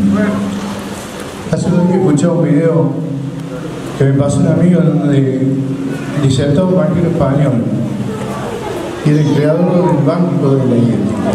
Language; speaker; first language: Spanish; native; Spanish